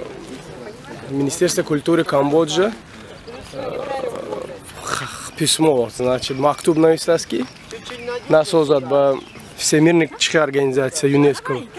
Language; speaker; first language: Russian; non-native, local second language; Tajik